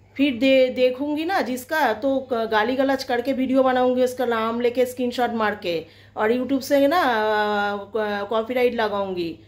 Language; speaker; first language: Hindi; non-native, local second language; Bangla